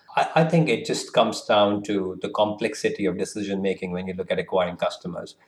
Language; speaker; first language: English; non-native, local second language; Hindi